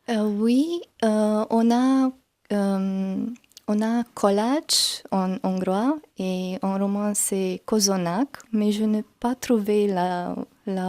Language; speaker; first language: French; non-native, learner; Hungarian